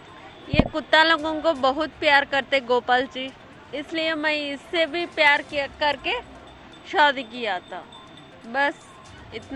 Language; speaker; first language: Hindi; non-native, local second language; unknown